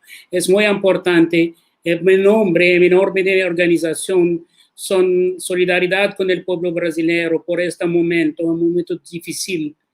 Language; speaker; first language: Spanish; non-native, learner; Arabic